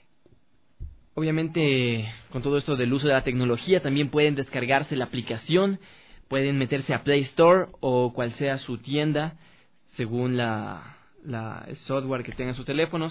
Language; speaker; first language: Spanish; native; Spanish